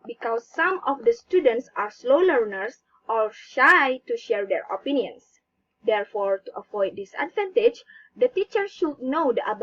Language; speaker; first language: English; non-native, learner; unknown